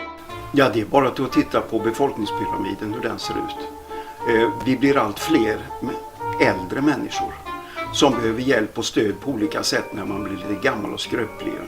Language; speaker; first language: Swedish; native; Swedish